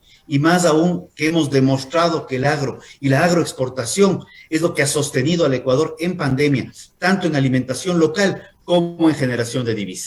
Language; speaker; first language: Spanish; native; Spanish